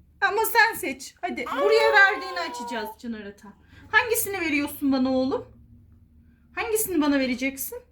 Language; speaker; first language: Turkish; native; Turkish